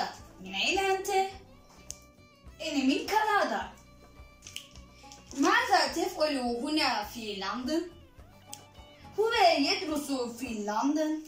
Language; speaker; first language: Arabic; non-native, learner; Turkish